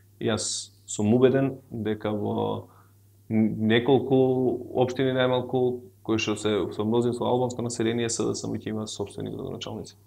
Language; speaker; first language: Macedonian; non-native, local second language; Albanian